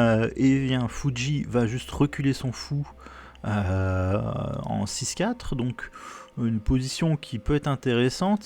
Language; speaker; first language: French; native; French